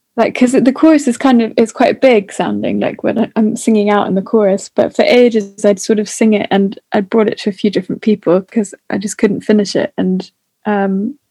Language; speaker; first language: English; native; English